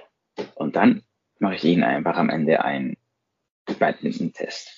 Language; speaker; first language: German; non-native, fluent; Spanish